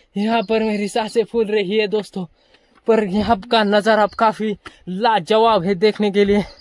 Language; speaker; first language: Hindi; non-native, local second language; Marathi